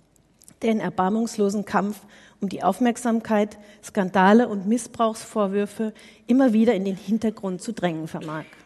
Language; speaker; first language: German; native; German